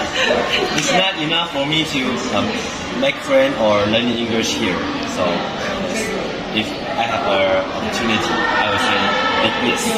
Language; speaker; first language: English; non-native, learner; Chinese